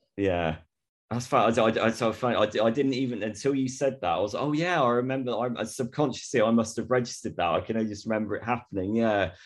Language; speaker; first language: English; native; English